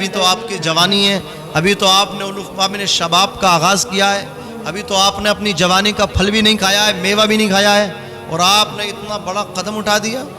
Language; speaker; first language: Urdu; native; Urdu